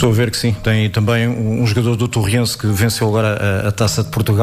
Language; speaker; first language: Portuguese; native; Portuguese